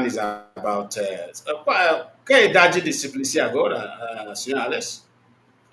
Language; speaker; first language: Portuguese; non-native, learner; Igbo